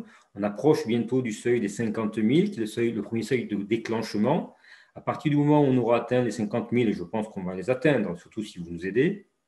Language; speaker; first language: French; native; French